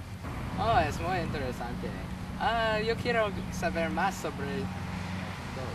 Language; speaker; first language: Spanish; non-native, learner; English